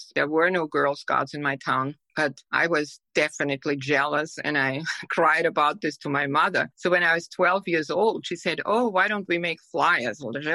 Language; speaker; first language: English; non-native, fluent; German